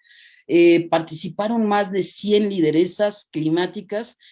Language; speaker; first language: Spanish; native; Spanish